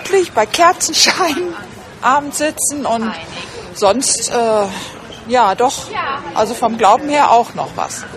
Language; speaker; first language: German; native; German